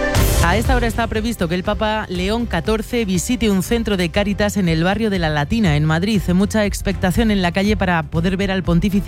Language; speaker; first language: Spanish; native; Spanish